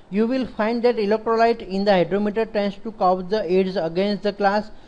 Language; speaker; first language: English; non-native, local second language; Gujarati